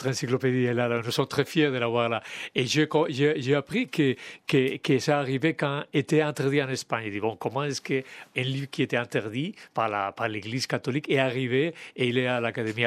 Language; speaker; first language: French; non-native, fluent; Spanish